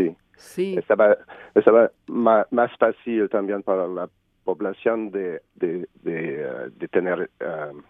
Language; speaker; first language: Spanish; non-native, learner; French